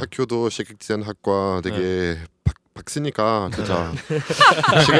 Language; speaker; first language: Korean; non-native, learner; French